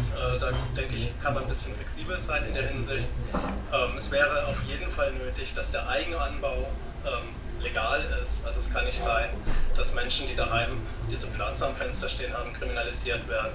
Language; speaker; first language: German; native; German